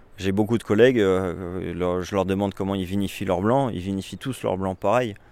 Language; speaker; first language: French; native; French